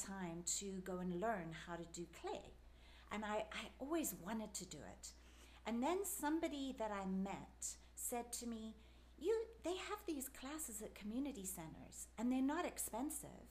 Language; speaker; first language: English; native; English